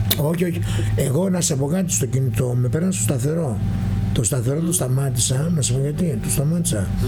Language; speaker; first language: Greek; native; Greek